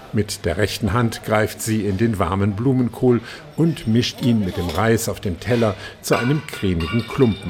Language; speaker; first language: German; native; German